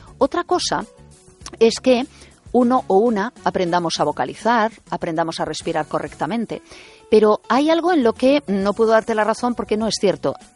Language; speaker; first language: Spanish; native; Spanish